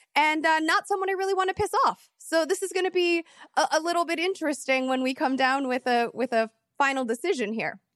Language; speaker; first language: English; native; English